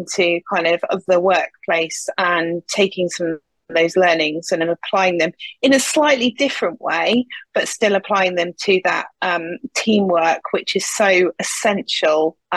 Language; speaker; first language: English; native; English